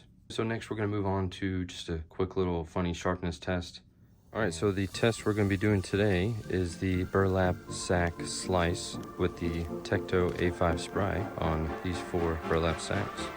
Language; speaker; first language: English; native; English